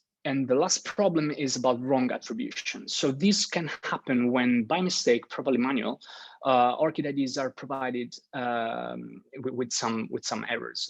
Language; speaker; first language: English; non-native, fluent; Italian